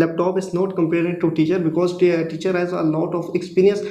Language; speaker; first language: English; non-native, learner; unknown